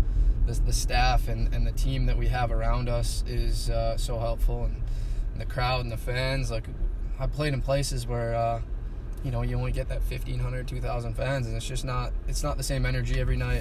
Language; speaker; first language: English; native; English